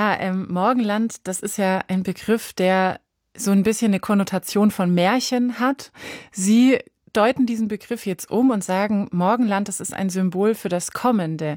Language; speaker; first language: German; native; German